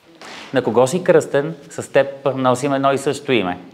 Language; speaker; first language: Bulgarian; native; Bulgarian